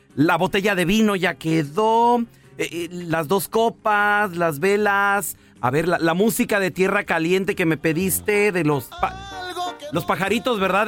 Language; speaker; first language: Spanish; native; Spanish